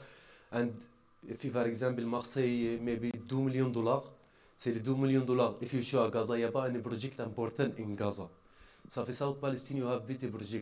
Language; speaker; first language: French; non-native, learner; Arabic